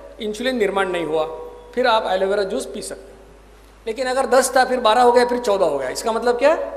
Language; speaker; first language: Hindi; non-native, local second language; Marathi